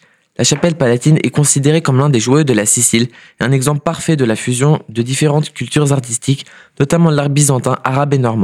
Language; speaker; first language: French; native; French